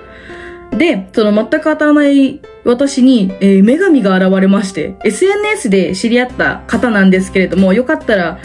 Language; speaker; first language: Japanese; native; Japanese